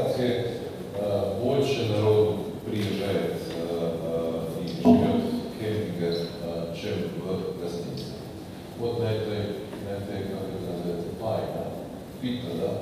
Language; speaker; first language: Russian; non-native, fluent; Croatian